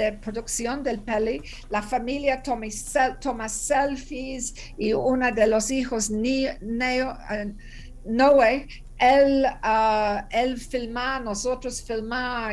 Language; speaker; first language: Spanish; non-native, learner; English